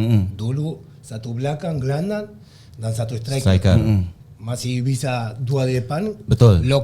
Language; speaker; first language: Indonesian; non-native, learner; Spanish